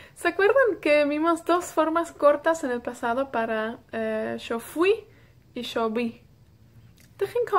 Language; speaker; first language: Spanish; non-native, fluent; Welsh